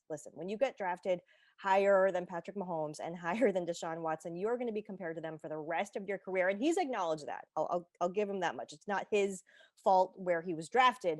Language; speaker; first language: English; native; English